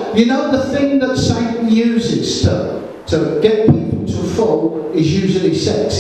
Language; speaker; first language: English; native; English